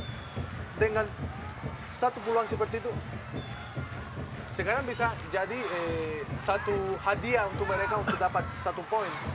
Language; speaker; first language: Indonesian; non-native, fluent; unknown